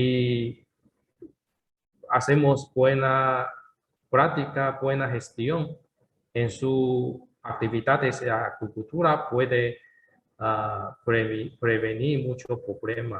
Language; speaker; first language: Spanish; non-native, learner; Chinese